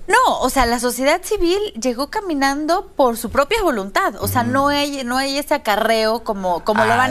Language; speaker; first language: Spanish; native; Spanish